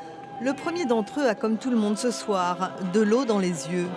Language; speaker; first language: French; native; French